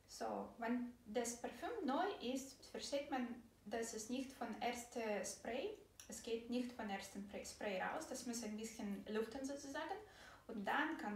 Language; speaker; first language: German; non-native, fluent; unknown